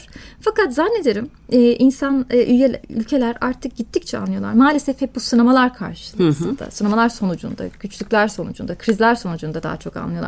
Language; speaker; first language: Turkish; native; Turkish